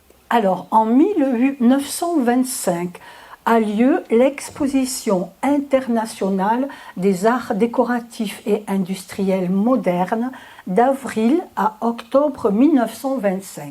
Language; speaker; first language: French; native; French